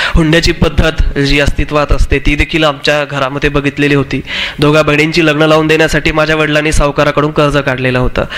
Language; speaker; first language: Marathi; non-native, local second language; Urdu